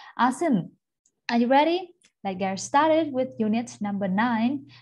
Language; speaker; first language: English; non-native, fluent; Vietnamese